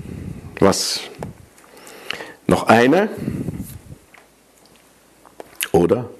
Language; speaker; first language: German; non-native, fluent; Dutch